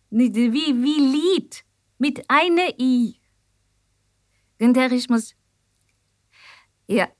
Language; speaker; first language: German; non-native, learner; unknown